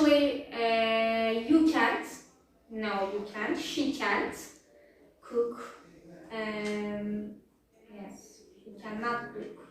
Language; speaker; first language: English; non-native, learner; Turkish